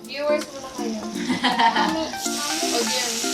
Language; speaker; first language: Filipino; non-native, local second language; Cebuano